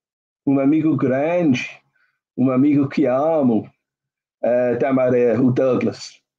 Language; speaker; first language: Portuguese; non-native, fluent; English